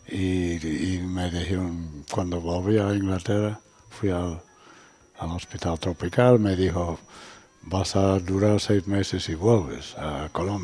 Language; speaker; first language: Spanish; non-native, fluent; English